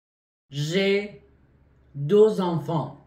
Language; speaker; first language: French; non-native, learner; Persian